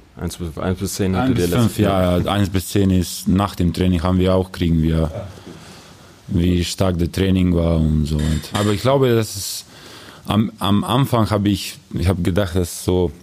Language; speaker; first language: German; non-native, learner; Croatian